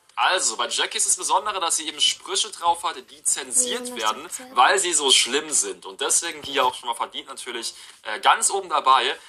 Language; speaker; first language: German; native; German